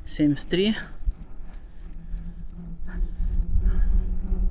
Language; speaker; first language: Russian; native; Russian